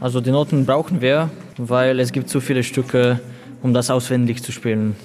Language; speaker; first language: German; non-native, fluent; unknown